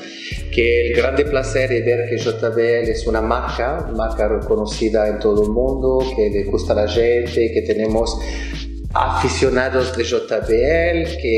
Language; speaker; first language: Spanish; non-native, fluent; French